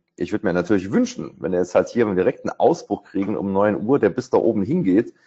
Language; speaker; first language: German; native; German